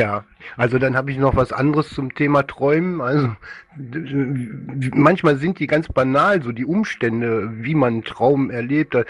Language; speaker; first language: German; native; German